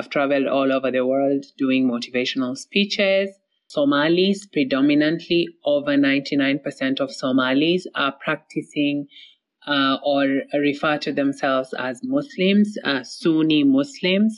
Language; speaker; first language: English; non-native, local second language; Somali